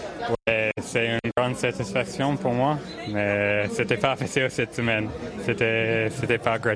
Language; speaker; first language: French; non-native, learner; English